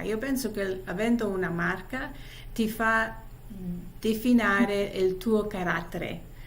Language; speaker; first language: Italian; early bilingual, heritage; Italian